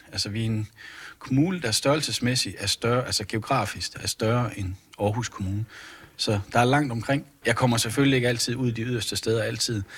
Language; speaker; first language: Danish; native; Danish